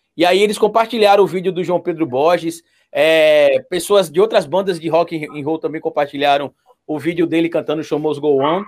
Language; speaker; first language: Portuguese; native; Portuguese